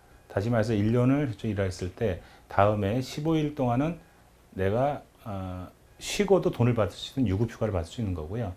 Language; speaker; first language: Korean; native; Korean